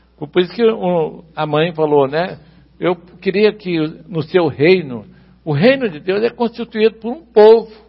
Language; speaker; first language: Portuguese; native; Portuguese